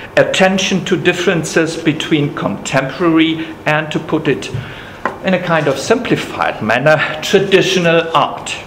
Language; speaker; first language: English; non-native, fluent; German